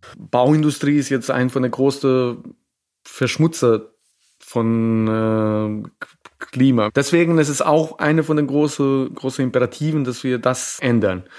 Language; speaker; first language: German; non-native, fluent; Serbian